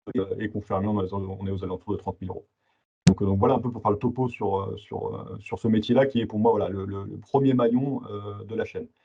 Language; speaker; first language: French; native; French